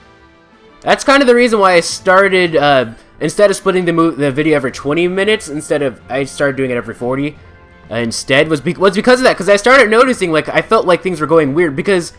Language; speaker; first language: English; native; English